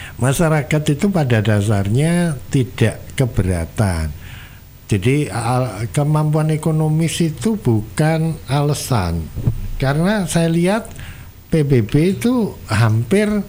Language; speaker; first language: Indonesian; non-native, local second language; Javanese